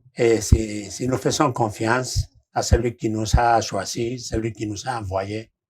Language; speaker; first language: French; non-native, fluent; Spanish